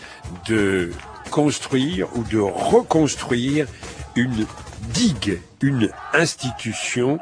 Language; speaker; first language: French; native; French